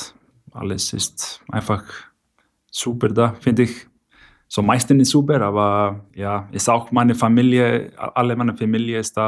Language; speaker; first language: German; non-native, learner; Icelandic